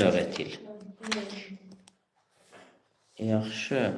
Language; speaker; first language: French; non-native, fluent; Azerbaijani